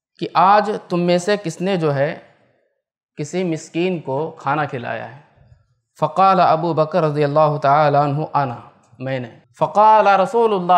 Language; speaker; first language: Hindi; native; Hindi